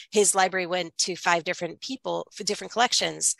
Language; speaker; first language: English; native; English